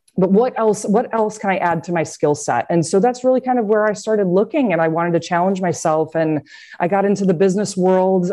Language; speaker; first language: English; native; English